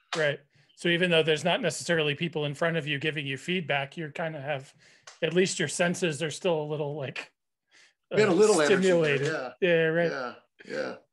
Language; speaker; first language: English; native; English